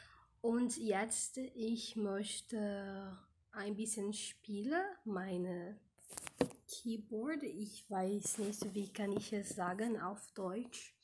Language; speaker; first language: German; non-native, learner; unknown